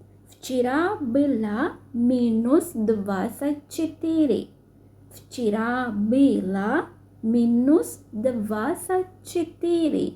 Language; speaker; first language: Russian; non-native, fluent; Sinhala